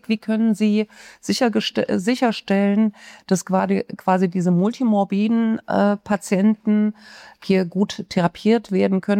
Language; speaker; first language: German; native; German